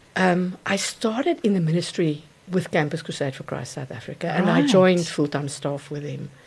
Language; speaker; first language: English; non-native, local second language; Afrikaans